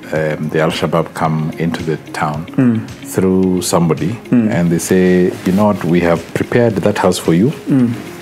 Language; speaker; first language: English; non-native, local second language; Swahili